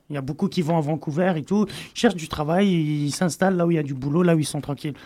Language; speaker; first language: French; native; French